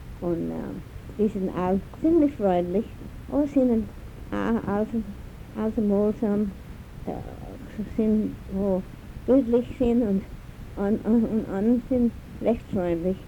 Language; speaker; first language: German; early bilingual, heritage; German